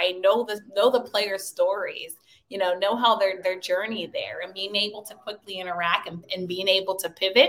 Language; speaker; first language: English; native; English